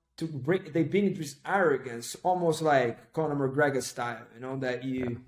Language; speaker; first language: English; non-native, fluent; Portuguese